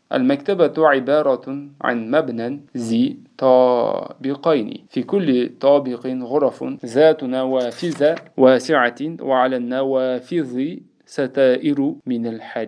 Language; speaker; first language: Arabic; non-native, fluent; Uzbek